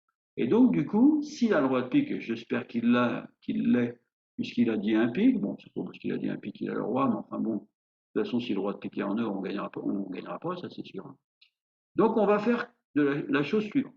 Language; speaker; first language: French; native; French